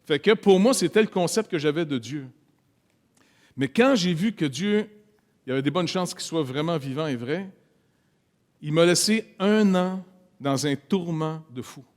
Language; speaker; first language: French; native; French